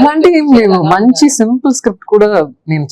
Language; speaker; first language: Telugu; non-native, learner; Tamil